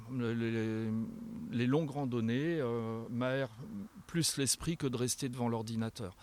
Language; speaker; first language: French; native; French